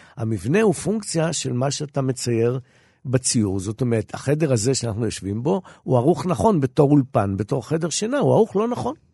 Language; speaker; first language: Hebrew; native; Hebrew